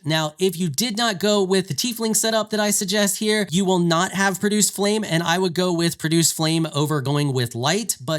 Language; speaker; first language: English; native; English